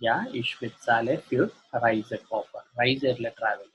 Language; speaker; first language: German; non-native, learner; Gujarati